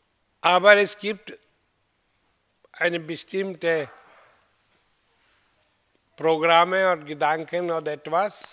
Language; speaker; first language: German; non-native, learner; Hindi